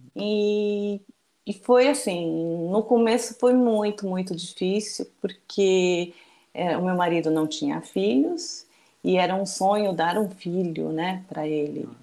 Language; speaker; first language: Portuguese; early bilingual, other home language; Japanese